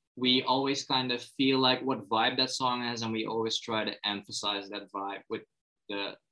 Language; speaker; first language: English; non-native, fluent; Dutch